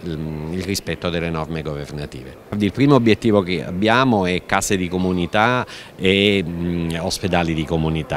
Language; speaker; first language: Italian; native; Italian